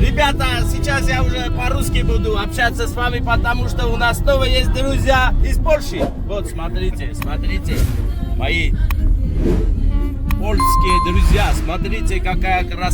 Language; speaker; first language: Russian; non-native, fluent; Armenian